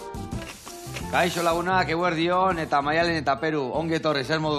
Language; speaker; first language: Basque; native; Basque